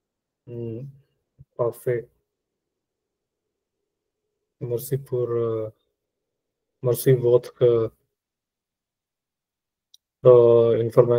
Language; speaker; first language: French; non-native, learner; Punjabi